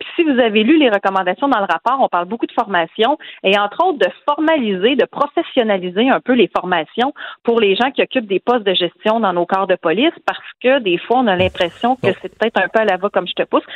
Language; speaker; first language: French; native; French